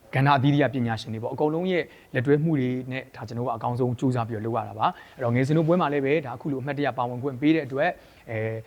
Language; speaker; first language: Burmese; native; Burmese